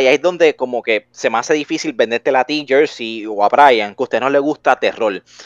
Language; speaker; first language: Spanish; native; Spanish